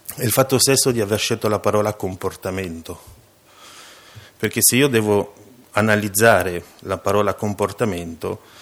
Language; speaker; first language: Italian; non-native, fluent; French